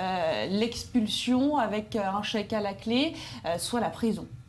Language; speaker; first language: French; native; French